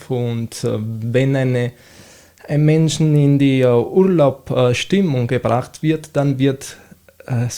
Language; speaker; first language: German; non-native, fluent; Italian